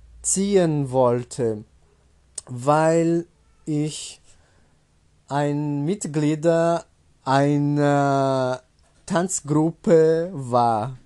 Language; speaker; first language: German; non-native, learner; Portuguese